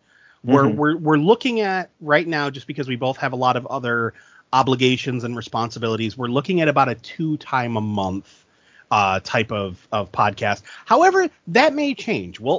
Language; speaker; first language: English; native; English